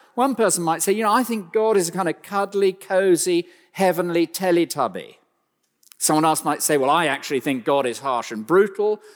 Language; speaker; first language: English; native; English